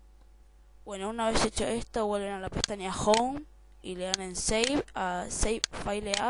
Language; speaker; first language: Spanish; native; Spanish